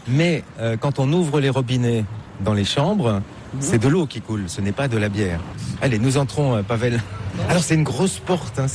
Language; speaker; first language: French; native; French